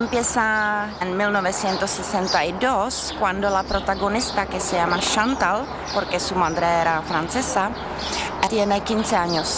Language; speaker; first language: Spanish; non-native, learner; Czech